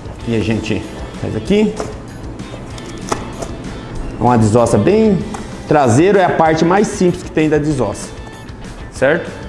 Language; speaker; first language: Portuguese; native; Portuguese